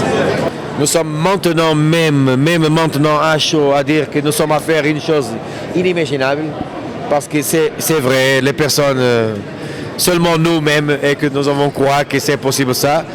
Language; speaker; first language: French; non-native, fluent; Portuguese